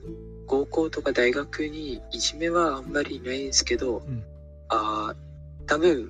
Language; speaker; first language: Japanese; non-native, fluent; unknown